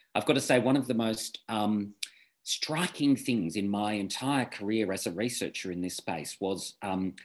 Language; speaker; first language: English; native; English